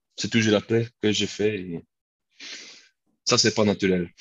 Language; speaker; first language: French; non-native, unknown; Dutch